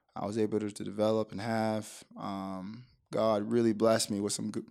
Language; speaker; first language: English; native; English